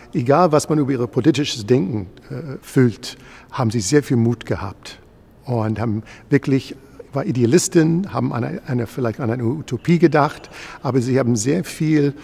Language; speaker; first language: German; non-native, fluent; English